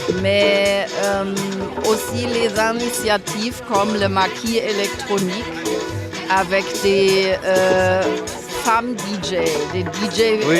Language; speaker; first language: French; non-native, fluent; German